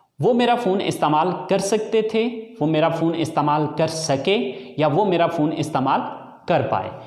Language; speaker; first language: Urdu; native; Urdu